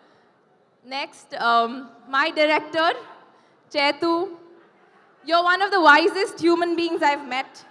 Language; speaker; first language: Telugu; non-native, fluent; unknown